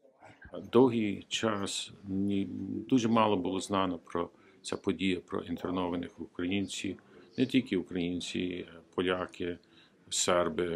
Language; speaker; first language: Ukrainian; early bilingual, heritage; Ukrainian